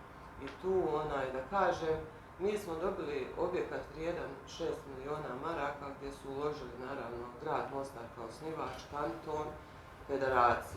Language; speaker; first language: Bosnian; native; Bosnian